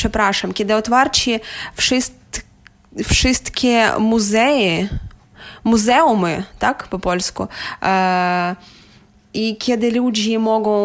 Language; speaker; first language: Polish; non-native, learner; Ukrainian